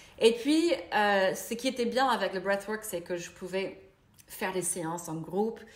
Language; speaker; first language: French; non-native, fluent; English